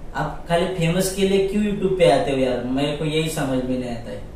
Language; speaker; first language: Hindi; non-native, local second language; Marathi